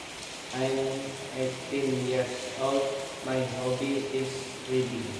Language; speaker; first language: English; non-native, learner; Indonesian